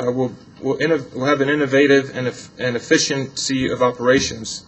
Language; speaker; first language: English; non-native, fluent; Polish